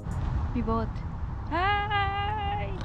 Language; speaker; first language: English; non-native, learner; Indonesian